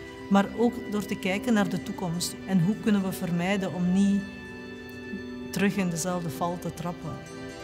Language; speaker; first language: Dutch; early bilingual, other home language; Georgian